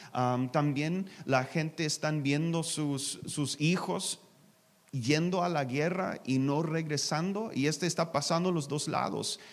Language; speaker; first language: Spanish; non-native, learner; English